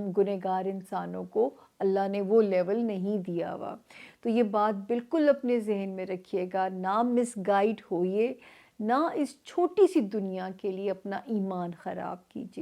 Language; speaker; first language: Urdu; native; Urdu